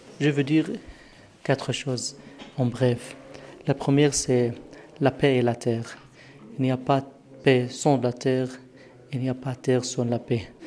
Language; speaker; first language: French; non-native, fluent; Arabic